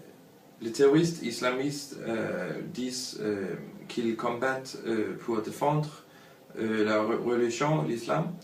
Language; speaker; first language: French; non-native, learner; Danish